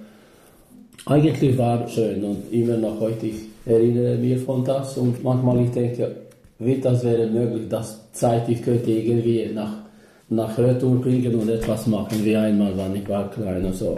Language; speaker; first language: German; non-native, learner; Serbian